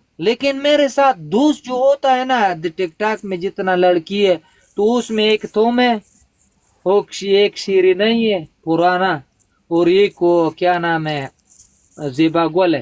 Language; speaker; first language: Hindi; non-native, local second language; Pashto